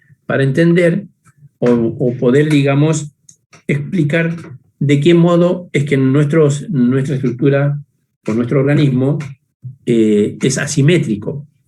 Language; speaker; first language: Spanish; native; Spanish